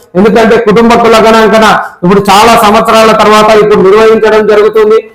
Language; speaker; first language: Telugu; native; Telugu